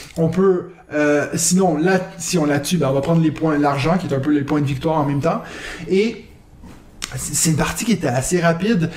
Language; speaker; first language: French; non-native, local second language; German